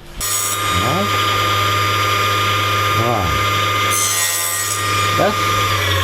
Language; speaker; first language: English; non-native, learner; Russian